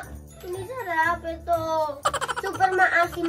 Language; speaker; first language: Filipino; early bilingual, heritage; Filipino